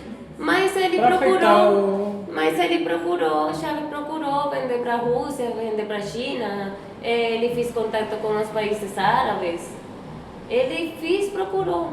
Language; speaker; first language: Portuguese; non-native, fluent; Spanish